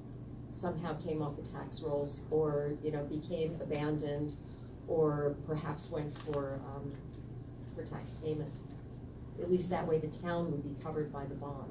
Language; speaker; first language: English; native; English